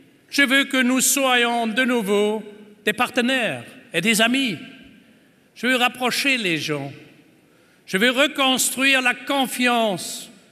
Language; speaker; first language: French; non-native, fluent; German